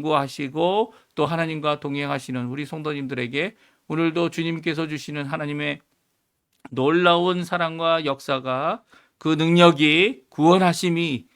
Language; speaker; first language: Korean; native; Korean